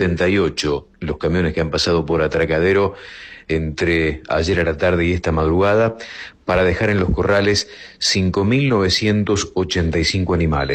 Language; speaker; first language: Spanish; native; Spanish